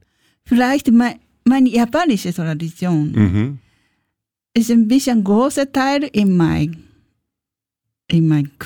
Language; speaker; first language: German; non-native, learner; Japanese